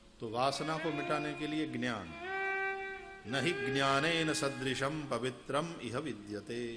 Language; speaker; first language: Hindi; non-native, local second language; Gujarati